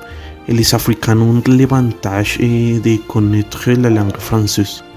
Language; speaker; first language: French; non-native, learner; Spanish